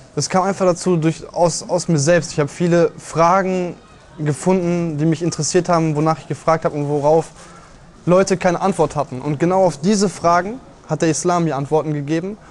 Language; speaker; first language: German; native; German